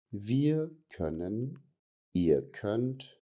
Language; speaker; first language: German; non-native, fluent; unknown